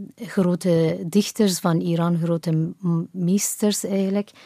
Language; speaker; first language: Dutch; non-native, fluent; Persian